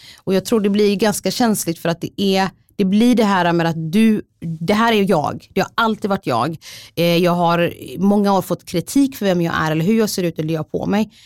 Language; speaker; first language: Swedish; early bilingual, other home language; Somali